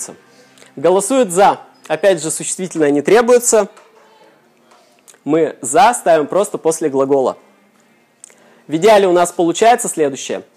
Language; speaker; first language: Russian; native; Russian